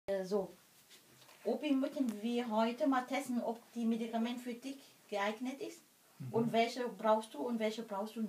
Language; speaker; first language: German; non-native, learner; Vietnamese